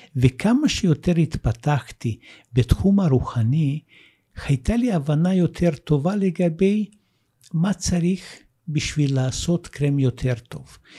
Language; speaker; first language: Hebrew; non-native, fluent; Russian